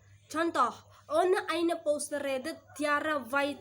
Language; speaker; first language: German; non-native, learner; Indonesian